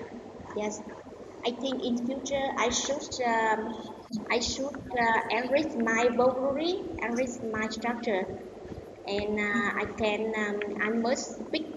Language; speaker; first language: English; non-native, learner; Vietnamese